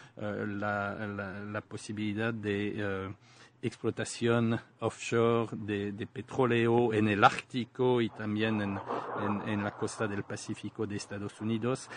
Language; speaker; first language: Spanish; non-native, fluent; French